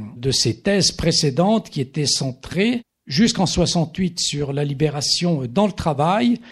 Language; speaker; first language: French; native; French